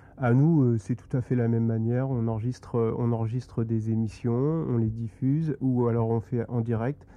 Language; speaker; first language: French; native; French